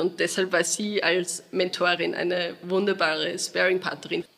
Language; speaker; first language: German; native; German